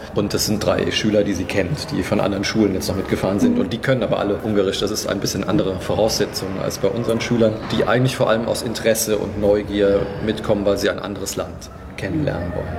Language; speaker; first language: German; native; German